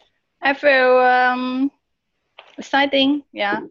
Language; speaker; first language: English; non-native, learner; Vietnamese